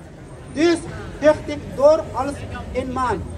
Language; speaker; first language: Dutch; non-native, fluent; Uyghur